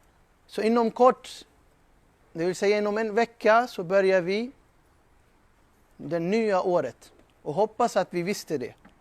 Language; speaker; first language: Swedish; non-native, fluent; Urdu